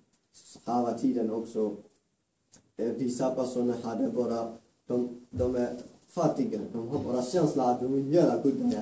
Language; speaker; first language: Swedish; non-native, fluent; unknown